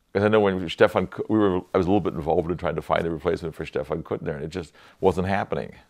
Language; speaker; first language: English; native; English